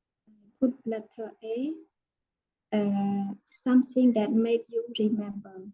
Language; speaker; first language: English; non-native, learner; Khmer